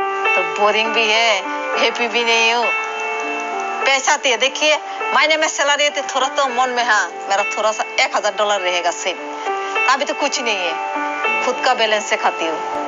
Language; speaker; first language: Hindi; non-native, local second language; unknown